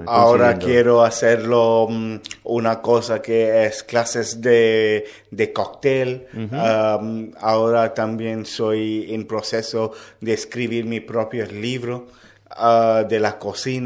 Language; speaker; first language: Spanish; non-native, learner; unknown